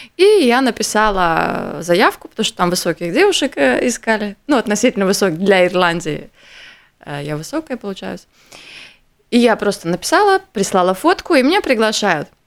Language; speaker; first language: Russian; native; Russian